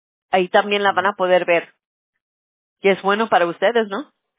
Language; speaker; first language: Spanish; early bilingual, heritage; Spanish